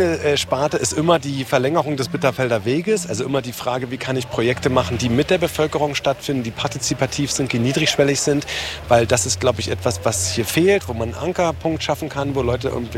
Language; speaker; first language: German; native; German